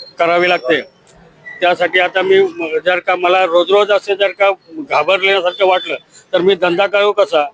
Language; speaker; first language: Marathi; native; Marathi